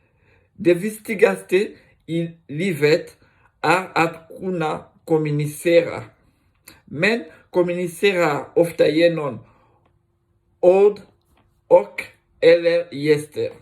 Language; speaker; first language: Swedish; non-native, learner; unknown